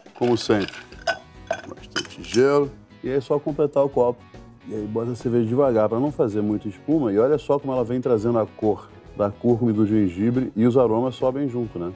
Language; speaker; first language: Portuguese; non-native, fluent; English